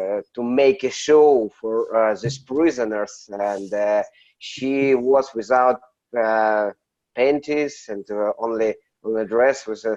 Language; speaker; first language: English; non-native, learner; Russian